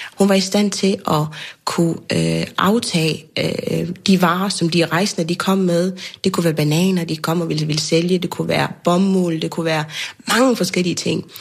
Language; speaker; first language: Danish; early bilingual, other home language; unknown